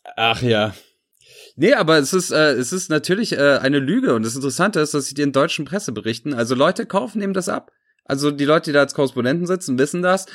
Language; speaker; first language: German; early bilingual, other home language; Serbian